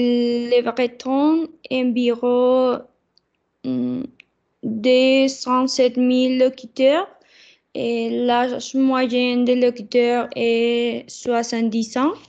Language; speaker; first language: French; non-native, learner; Spanish